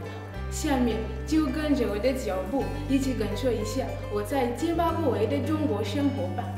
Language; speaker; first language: Chinese; non-native, fluent; Shona